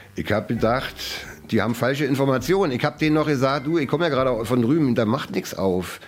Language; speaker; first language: German; native; German